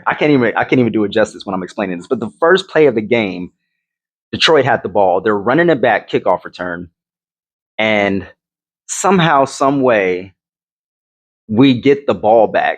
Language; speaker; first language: English; native; English